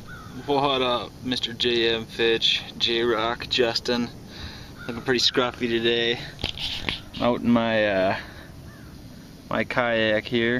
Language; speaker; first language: English; native; English